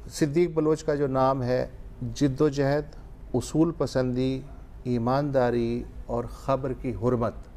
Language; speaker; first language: Urdu; native; Urdu